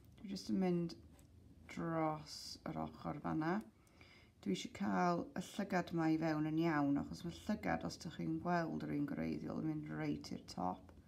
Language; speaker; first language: Welsh; non-native, local second language; English